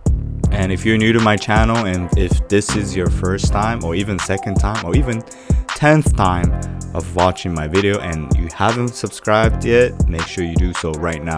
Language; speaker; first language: English; non-native, fluent; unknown